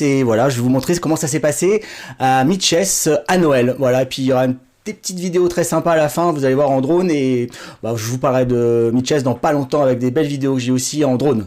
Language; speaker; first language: French; native; French